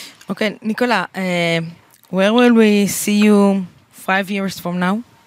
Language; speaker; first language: English; non-native, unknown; Hebrew